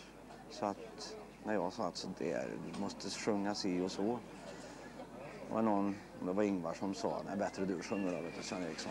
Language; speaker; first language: Swedish; native; Swedish